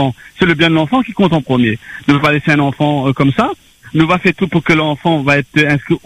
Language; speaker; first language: French; non-native, local second language; Réunion Creole French